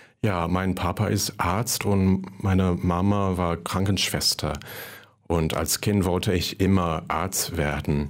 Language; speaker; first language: German; non-native, fluent; Cantonese